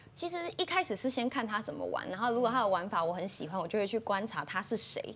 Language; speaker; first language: Chinese; native; Chinese